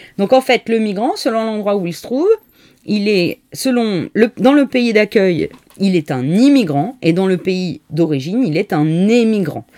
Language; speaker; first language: French; native; French